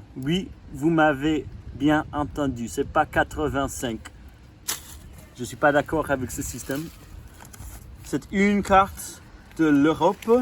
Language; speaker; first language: French; non-native, fluent; English